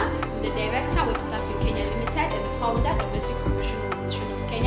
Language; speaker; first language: English; native; English